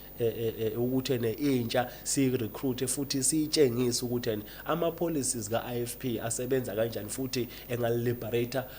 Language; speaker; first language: Zulu; native; Zulu